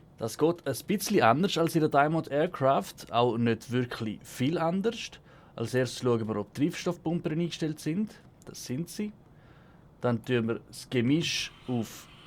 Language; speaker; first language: German; native; German